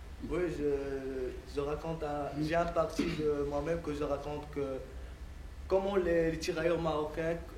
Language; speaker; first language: French; non-native, learner; Arabic